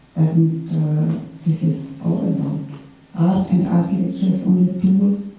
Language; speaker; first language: English; non-native, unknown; Czech